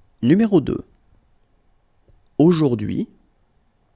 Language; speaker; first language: French; native; French